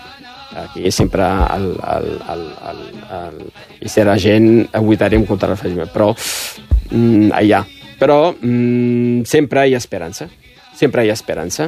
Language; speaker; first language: Catalan; early bilingual, other home language; Riffian